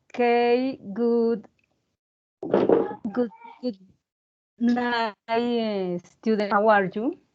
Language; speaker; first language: English; non-native, learner; Spanish